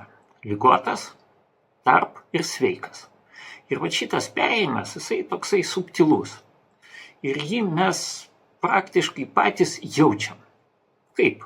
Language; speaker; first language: Lithuanian; non-native, local second language; Russian